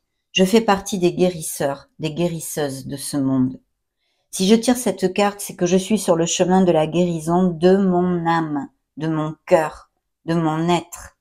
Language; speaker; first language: French; native; French